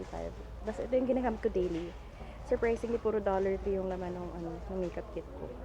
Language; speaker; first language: Filipino; early bilingual, heritage; Filipino